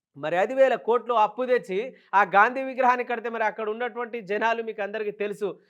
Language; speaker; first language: Telugu; non-native, local second language; Lambadi